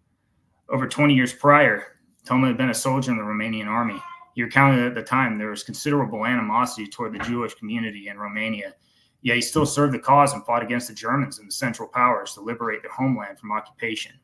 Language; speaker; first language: English; native; English